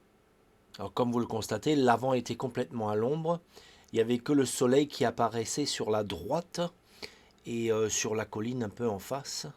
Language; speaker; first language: French; native; French